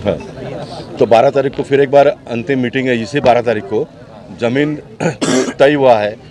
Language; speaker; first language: Hindi; non-native, local second language; Marathi